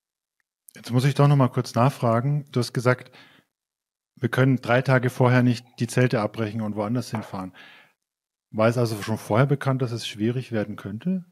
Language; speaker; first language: German; native; German